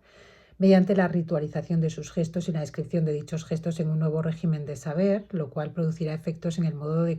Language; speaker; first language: Spanish; native; Spanish